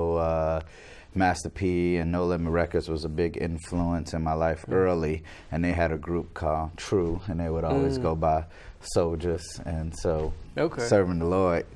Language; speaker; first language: English; native; English